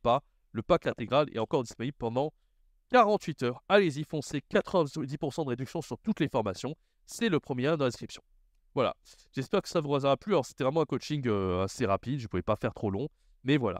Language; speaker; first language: French; native; French